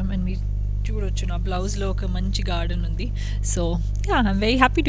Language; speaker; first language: Telugu; non-native, local second language; Hindi